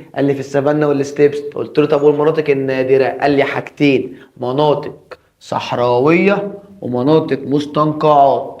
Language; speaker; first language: Arabic; native; Arabic